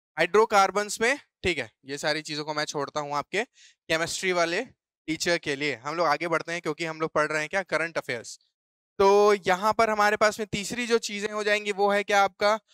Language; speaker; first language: Hindi; native; Hindi